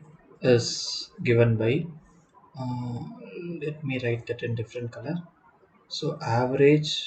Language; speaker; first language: English; non-native, local second language; Tamil